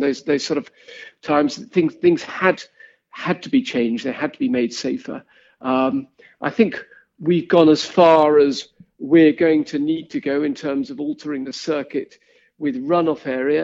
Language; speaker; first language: English; native; English